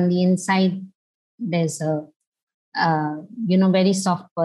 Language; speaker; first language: English; non-native, local second language; Hindi